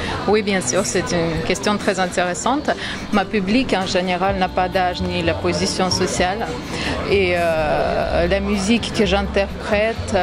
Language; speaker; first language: French; non-native, fluent; Russian